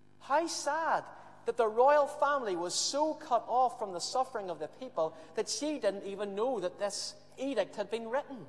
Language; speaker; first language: English; native; English